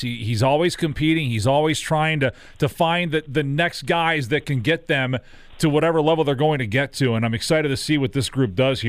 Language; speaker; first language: English; native; English